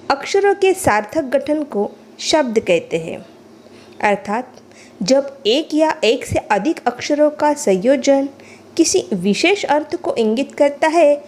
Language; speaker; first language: Hindi; non-native, local second language; Marathi